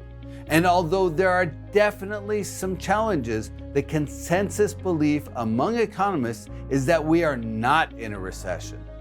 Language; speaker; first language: English; native; English